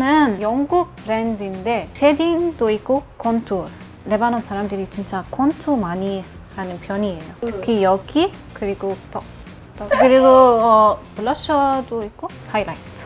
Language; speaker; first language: Korean; non-native, learner; Arabic